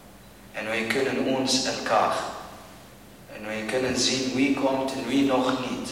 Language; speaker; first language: Dutch; non-native, learner; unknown